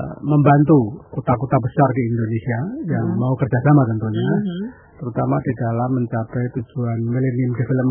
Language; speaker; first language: Indonesian; native; Indonesian